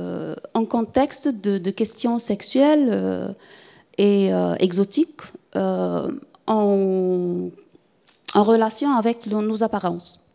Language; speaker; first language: French; non-native, fluent; Arabic